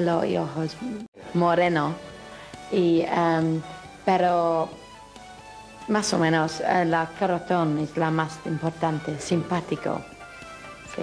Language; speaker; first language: Spanish; non-native, learner; English